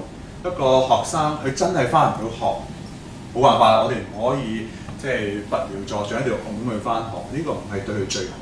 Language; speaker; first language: Cantonese; native; Cantonese